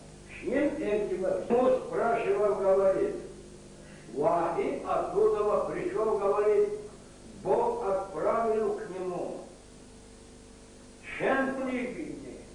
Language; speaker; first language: Russian; non-native, local second language; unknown